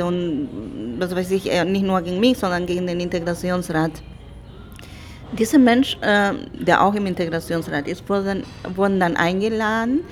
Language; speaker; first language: German; non-native, fluent; Spanish